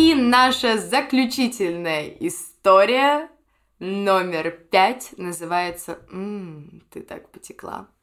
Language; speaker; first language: Russian; native; Russian